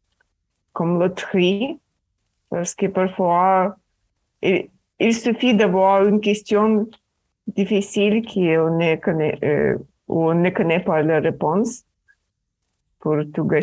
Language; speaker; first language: French; non-native, fluent; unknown